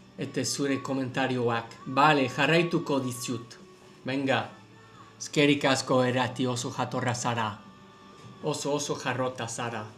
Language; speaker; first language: Basque; non-native, learner; English